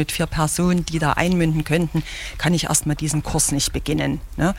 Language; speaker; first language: German; native; German